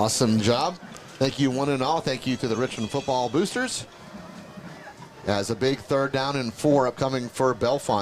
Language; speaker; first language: English; native; English